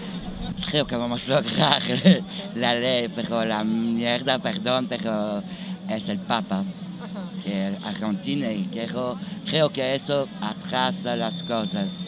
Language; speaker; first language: Spanish; non-native, learner; French